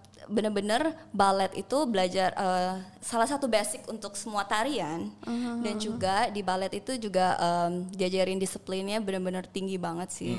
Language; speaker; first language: Indonesian; early bilingual, heritage; Indonesian